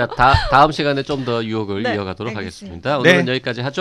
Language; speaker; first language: Korean; native; Korean